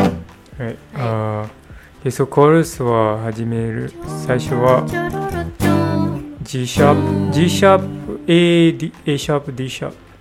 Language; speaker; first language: Japanese; non-native, learner; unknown